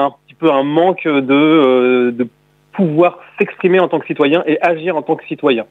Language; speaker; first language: French; native; French